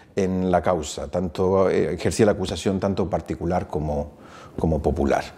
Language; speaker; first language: Spanish; native; Spanish